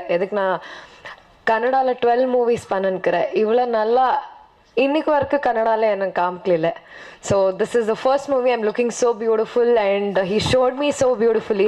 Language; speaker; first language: Tamil; non-native, learner; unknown